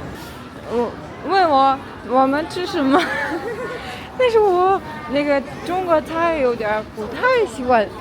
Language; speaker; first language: Chinese; non-native, learner; Mongolian